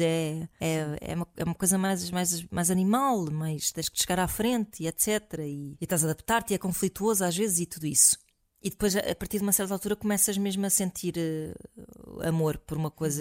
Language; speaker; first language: Portuguese; native; Portuguese